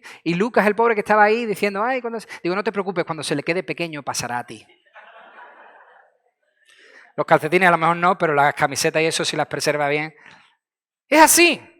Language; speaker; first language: Spanish; native; Spanish